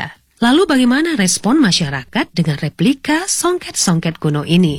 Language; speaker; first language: Indonesian; native; Indonesian